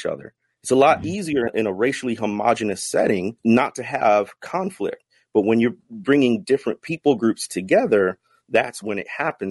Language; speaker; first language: English; native; English